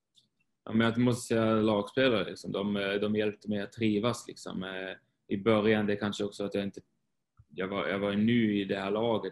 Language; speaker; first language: Swedish; non-native, fluent; Swiss German